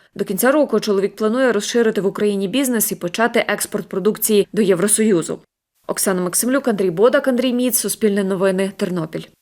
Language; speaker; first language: Ukrainian; native; Ukrainian